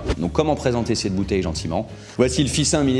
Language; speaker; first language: French; native; French